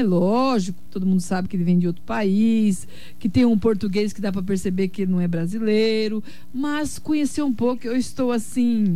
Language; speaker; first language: Portuguese; native; Portuguese